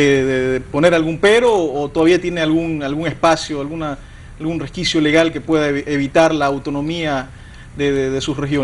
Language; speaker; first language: Spanish; native; Spanish